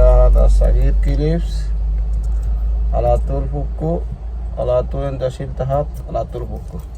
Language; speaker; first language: Arabic; non-native, learner; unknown